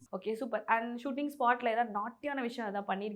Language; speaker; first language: Tamil; native; Tamil